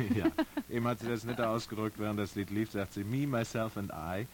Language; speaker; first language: German; native; German